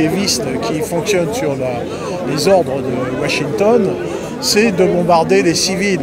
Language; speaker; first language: French; native; French